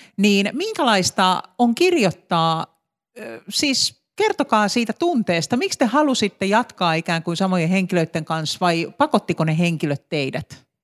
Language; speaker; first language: Finnish; native; Finnish